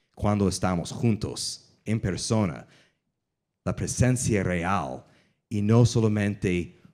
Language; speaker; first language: Spanish; non-native, learner; English